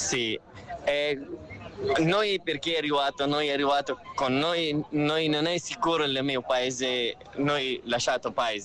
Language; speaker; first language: Italian; non-native, learner; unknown